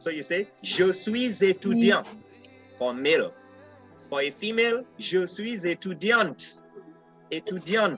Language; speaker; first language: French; non-native, fluent; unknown